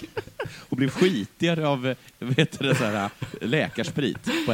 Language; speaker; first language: Swedish; native; Swedish